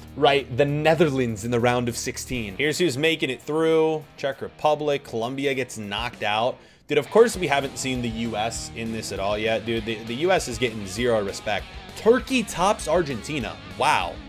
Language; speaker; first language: English; native; English